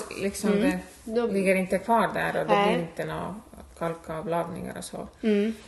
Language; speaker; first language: Swedish; non-native, fluent; Estonian